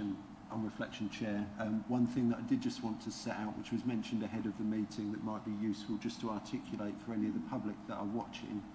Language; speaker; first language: English; native; English